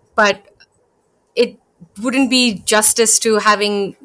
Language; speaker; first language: English; early bilingual, other home language; Thai